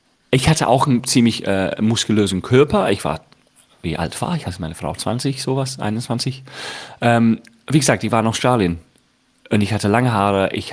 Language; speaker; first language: German; non-native, fluent; English